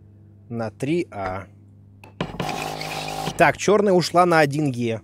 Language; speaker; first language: Russian; native; Russian